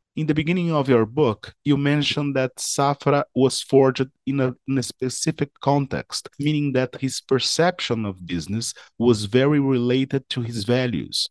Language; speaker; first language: English; non-native, fluent; Portuguese